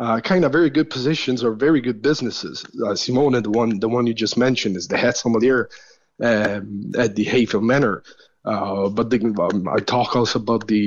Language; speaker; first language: English; non-native, fluent; Italian